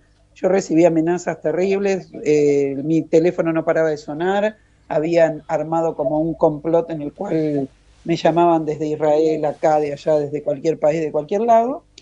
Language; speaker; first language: Spanish; native; Spanish